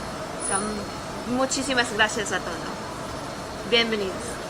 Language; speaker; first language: Spanish; non-native, learner; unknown